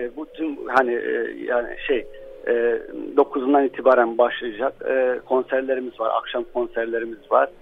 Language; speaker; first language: Turkish; non-native, local second language; Arabic